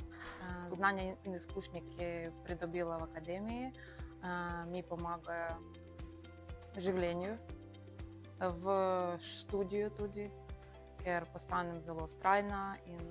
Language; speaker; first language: Slovenian; non-native, learner; Ukrainian